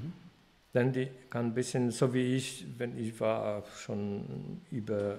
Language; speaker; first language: German; non-native, fluent; Polish